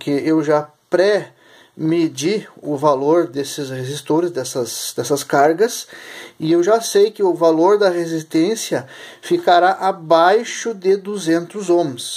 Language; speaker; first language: Portuguese; native; Portuguese